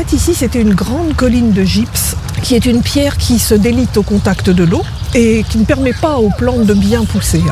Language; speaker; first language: French; native; French